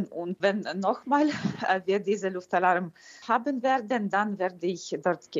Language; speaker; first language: German; non-native, fluent; Ukrainian